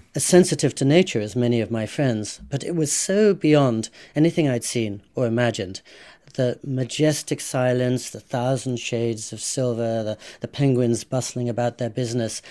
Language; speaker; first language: English; native; English